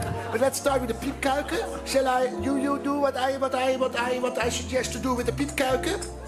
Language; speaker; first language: English; non-native, learner; Dutch